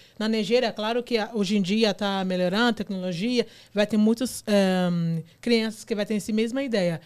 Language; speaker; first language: Portuguese; non-native, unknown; Yoruba